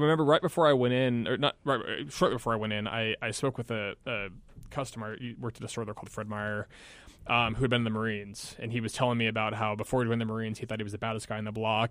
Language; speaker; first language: English; native; English